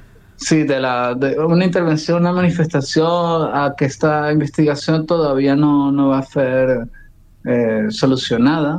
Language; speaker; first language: Catalan; non-native, learner; Spanish